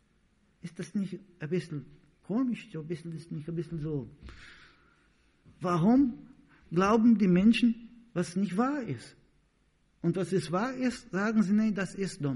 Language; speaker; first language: German; non-native, learner; Portuguese